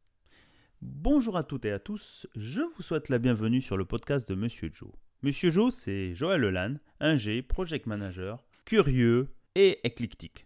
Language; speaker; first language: French; native; French